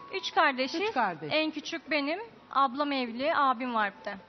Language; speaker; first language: Turkish; native; Turkish